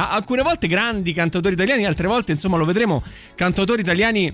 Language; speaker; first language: Italian; native; Italian